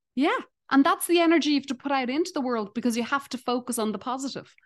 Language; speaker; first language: English; native; English